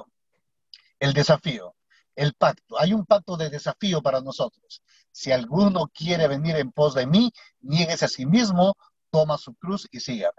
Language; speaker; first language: Spanish; native; Spanish